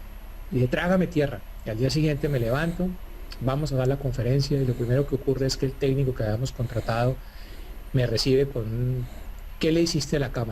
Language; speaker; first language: Spanish; native; Spanish